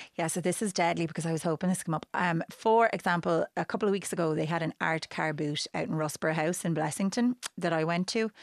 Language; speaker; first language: English; native; English